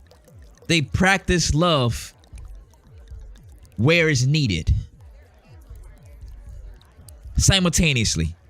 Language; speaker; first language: English; native; English